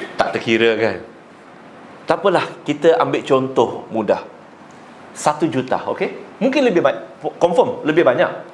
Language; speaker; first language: Malay; non-native, local second language; Chinese